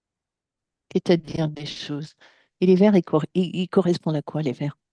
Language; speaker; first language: French; native; French